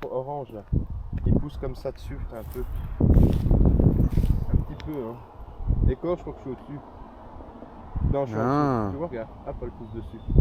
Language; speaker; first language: French; native; French